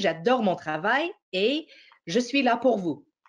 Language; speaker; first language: French; non-native, fluent; English